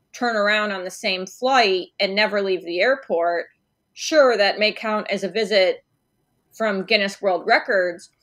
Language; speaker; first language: English; native; English